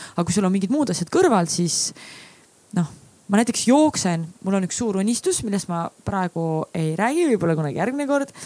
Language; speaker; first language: Estonian; native; Estonian